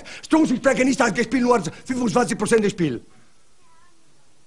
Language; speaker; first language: German; non-native, learner; Italian